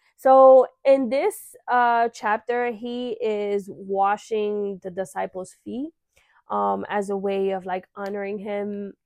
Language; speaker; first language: English; early bilingual, other home language; Spanish